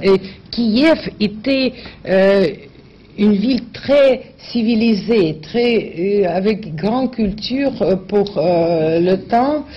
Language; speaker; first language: French; non-native, fluent; Russian